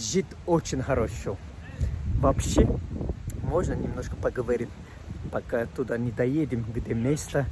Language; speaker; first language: Russian; non-native, fluent; Turkish